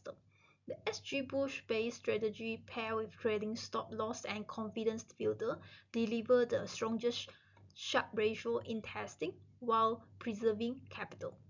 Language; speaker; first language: English; non-native, local second language; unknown